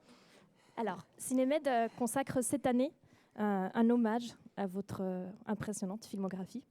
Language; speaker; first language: French; native; French